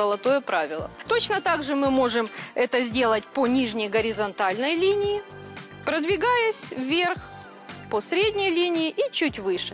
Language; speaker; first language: Russian; native; Russian